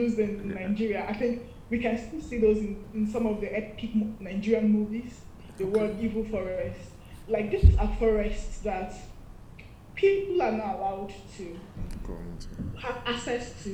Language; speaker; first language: English; non-native, local second language; Igbo